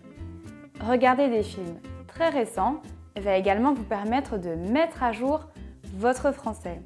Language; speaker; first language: French; native; French